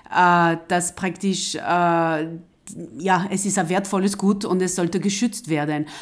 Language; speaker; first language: German; non-native, fluent; French